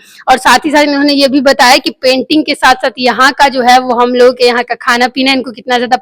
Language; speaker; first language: Hindi; native; Hindi